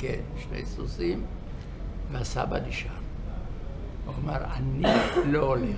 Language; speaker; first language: Hebrew; non-native, fluent; Yiddish